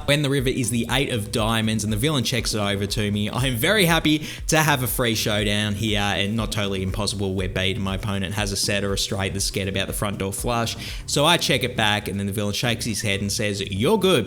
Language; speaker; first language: English; native; English